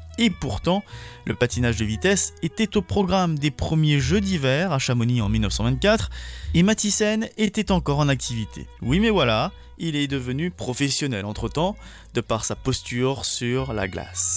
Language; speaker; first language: French; native; French